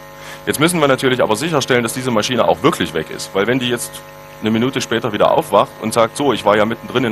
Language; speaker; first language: German; native; German